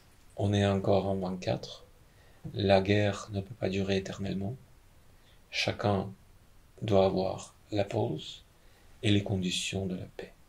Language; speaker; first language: French; non-native, fluent; Ukrainian